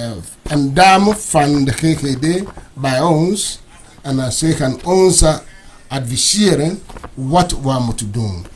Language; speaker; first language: Dutch; non-native, learner; Akan